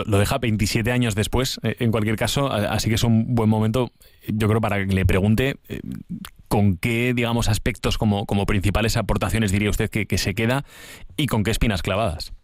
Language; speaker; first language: Spanish; native; Spanish